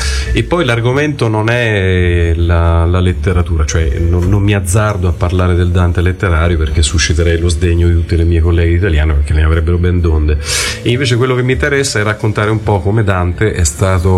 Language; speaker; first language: Italian; native; Italian